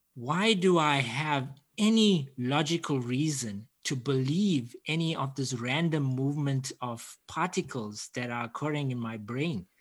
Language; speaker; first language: English; native; English